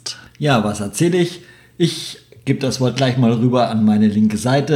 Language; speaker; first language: German; native; German